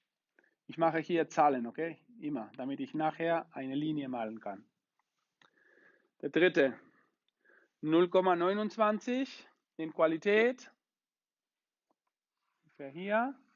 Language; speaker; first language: German; non-native, fluent; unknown